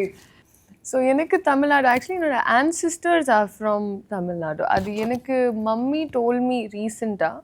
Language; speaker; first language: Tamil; non-native, learner; Telugu